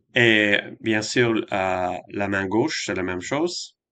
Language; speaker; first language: French; non-native, fluent; English